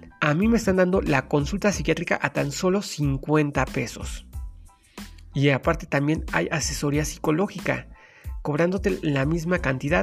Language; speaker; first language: Spanish; native; Spanish